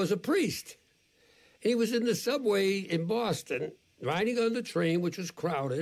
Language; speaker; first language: English; native; English